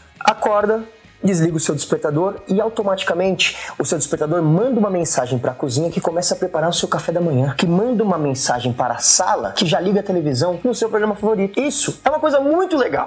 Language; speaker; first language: Portuguese; native; Portuguese